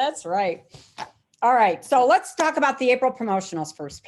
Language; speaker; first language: English; native; English